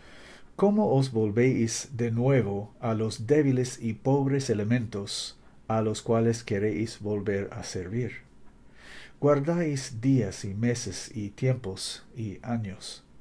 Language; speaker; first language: Spanish; non-native, fluent; English